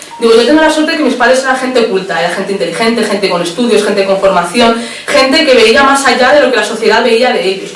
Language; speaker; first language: Spanish; early bilingual, other home language; Arabic